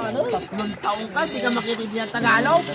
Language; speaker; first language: Filipino; non-native, local second language; Iloko